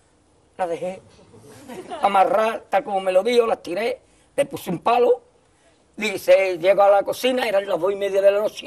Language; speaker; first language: Spanish; native; Spanish